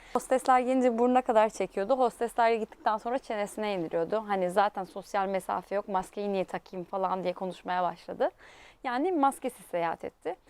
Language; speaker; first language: Turkish; native; Turkish